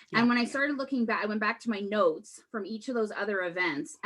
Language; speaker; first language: English; native; English